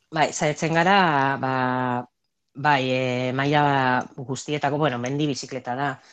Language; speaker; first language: Basque; non-native, local second language; Spanish